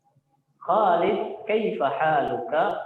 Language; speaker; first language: Arabic; non-native, fluent; Indonesian